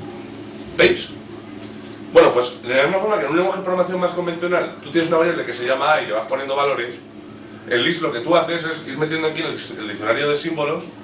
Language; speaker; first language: Spanish; native; Spanish